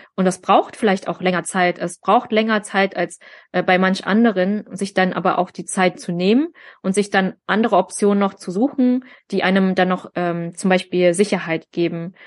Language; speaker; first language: German; early bilingual, other home language; Vietnamese